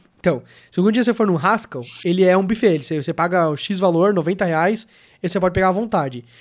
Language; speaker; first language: Portuguese; native; Portuguese